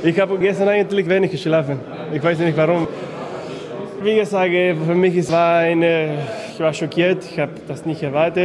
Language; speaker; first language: German; non-native, fluent; Spanish